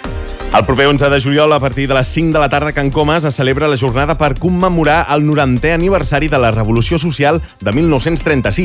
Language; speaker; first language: Catalan; native; Catalan